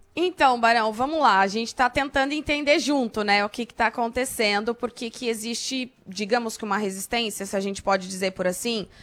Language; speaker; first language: Portuguese; native; Portuguese